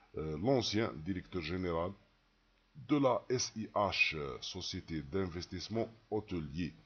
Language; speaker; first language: French; non-native, local second language; Arabic